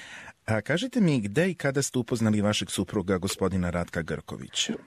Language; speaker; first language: Croatian; native; Croatian